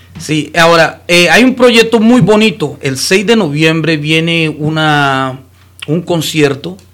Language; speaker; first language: Spanish; native; Spanish